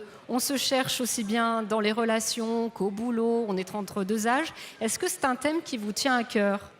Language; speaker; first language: French; native; French